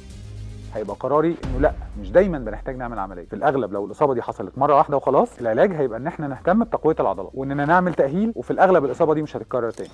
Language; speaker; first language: Arabic; native; Arabic